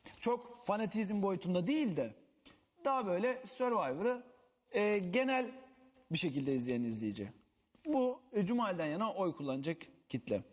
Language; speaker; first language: Turkish; native; Turkish